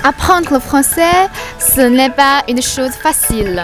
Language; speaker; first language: French; non-native, learner; Chinese